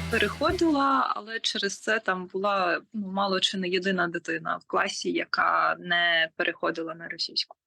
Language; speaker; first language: Ukrainian; native; Ukrainian